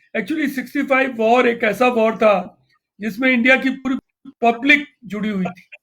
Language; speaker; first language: Hindi; non-native, local second language; Punjabi